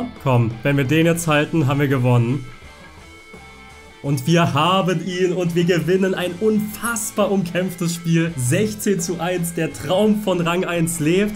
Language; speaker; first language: German; native; German